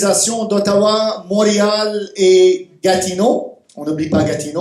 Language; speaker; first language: French; non-native, fluent; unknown